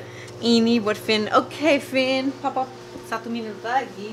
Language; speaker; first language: Indonesian; non-native, learner; English